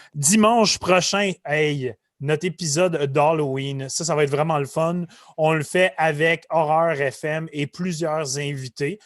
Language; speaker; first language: French; native; French